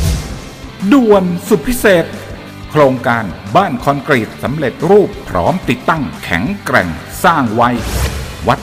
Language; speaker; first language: Thai; native; Thai